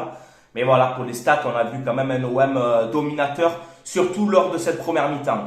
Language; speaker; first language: French; native; French